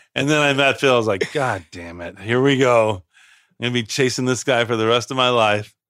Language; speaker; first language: English; native; English